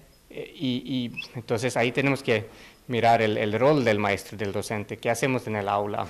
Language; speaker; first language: Spanish; non-native, fluent; Finnish